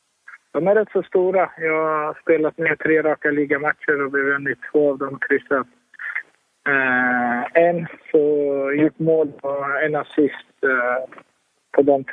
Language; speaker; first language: Swedish; early bilingual, other home language; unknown